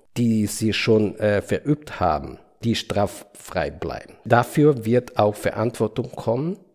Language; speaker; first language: German; non-native, fluent; Ukrainian